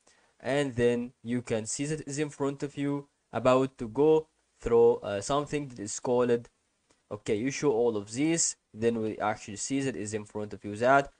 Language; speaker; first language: English; non-native, learner; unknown